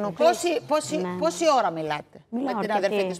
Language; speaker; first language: Greek; native; Greek